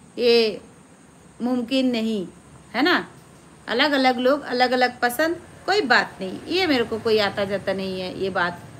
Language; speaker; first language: Hindi; non-native, local second language; Bangla